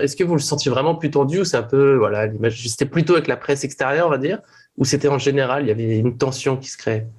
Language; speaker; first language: French; native; French